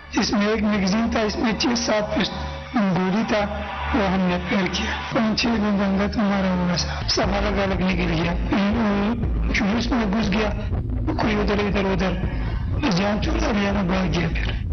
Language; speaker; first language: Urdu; non-native, local second language; Pashto